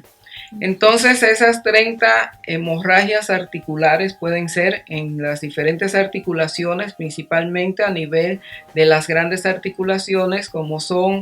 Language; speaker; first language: Spanish; native; Spanish